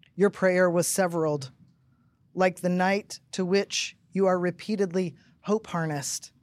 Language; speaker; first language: English; native; English